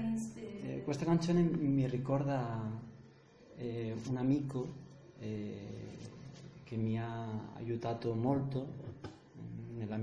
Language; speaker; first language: Italian; non-native, learner; Spanish